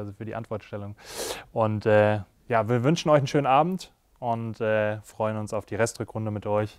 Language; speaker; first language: German; native; German